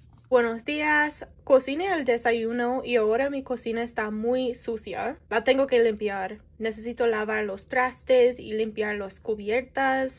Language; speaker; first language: Spanish; non-native, learner; English